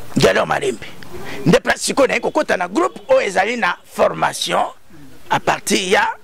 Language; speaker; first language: Lingala; native; Lingala